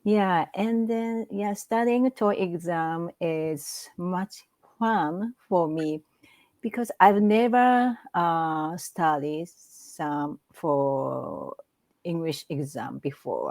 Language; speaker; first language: English; non-native, learner; Japanese